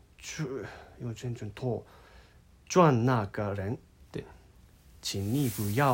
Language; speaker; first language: Chinese; non-native, learner; Japanese